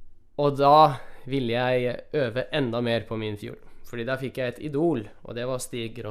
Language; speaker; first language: Norwegian; early bilingual, other home language; Russian